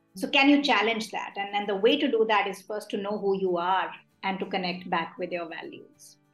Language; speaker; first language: English; non-native, local second language; Hindi